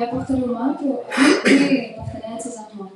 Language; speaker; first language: Russian; native; Russian